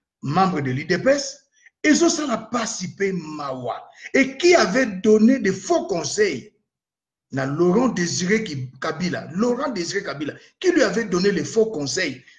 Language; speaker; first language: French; non-native, local second language; Lingala